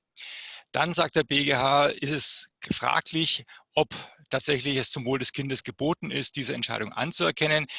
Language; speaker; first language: German; native; German